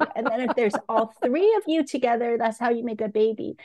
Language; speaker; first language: English; non-native, local second language; Cantonese